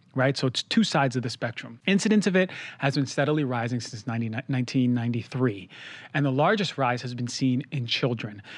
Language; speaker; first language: English; native; English